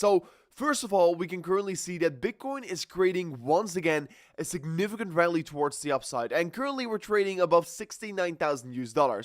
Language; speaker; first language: English; non-native, fluent; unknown